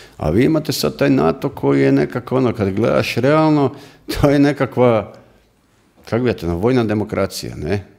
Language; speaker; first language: Croatian; native; Croatian